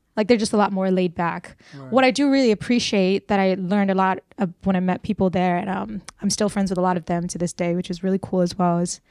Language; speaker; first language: English; early bilingual, other home language; Burmese